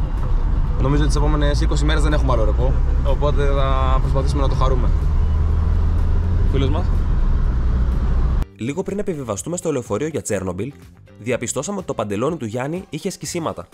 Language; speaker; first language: Greek; native; Greek